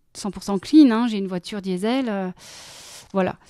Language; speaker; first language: French; native; French